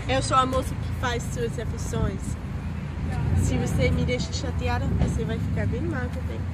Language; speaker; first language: Portuguese; non-native, fluent; English